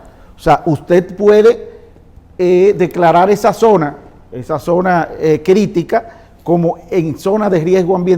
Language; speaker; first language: Spanish; native; Spanish